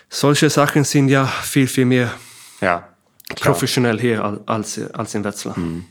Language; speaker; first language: German; non-native, fluent; Swedish